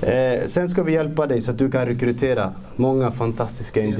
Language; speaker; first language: Swedish; early bilingual, other home language; Somali